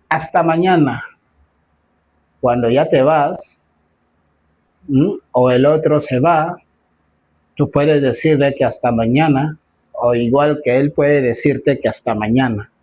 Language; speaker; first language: Spanish; non-native, fluent; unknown